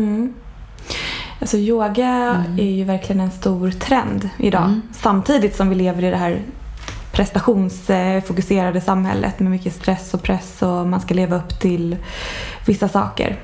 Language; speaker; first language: Swedish; native; Swedish